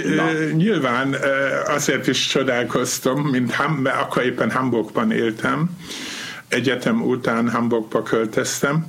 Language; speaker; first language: Hungarian; non-native, fluent; Dutch